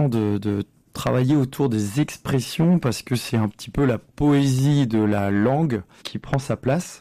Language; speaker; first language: French; native; French